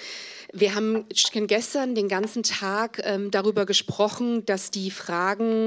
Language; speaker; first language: German; native; German